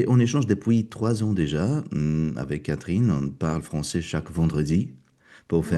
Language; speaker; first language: French; non-native, fluent; Russian